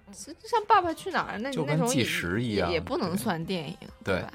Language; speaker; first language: Chinese; native; Chinese